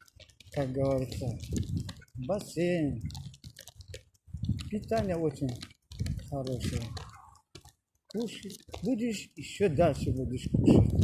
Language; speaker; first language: Russian; non-native, learner; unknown